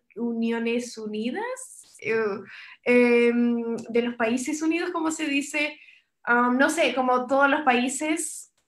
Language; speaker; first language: Spanish; early bilingual, heritage; Spanish